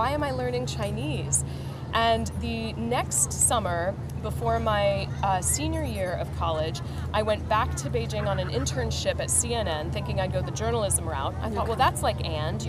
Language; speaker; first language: English; native; English